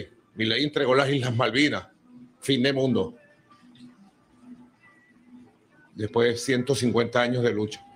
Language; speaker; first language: Spanish; native; Spanish